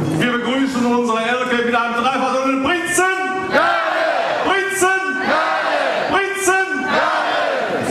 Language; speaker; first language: German; native; German